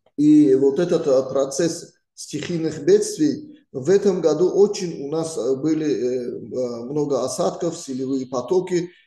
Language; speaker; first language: Russian; non-native, local second language; Tajik